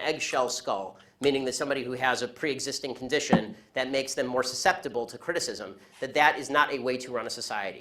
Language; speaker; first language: English; native; English